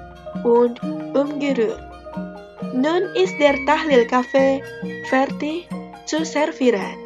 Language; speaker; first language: German; non-native, fluent; Indonesian